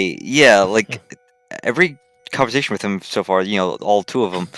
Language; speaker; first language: English; native; English